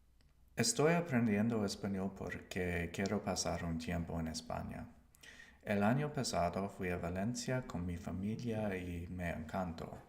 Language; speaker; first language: Spanish; non-native, learner; English